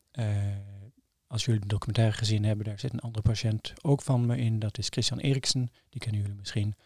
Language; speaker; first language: Dutch; non-native, fluent; Norwegian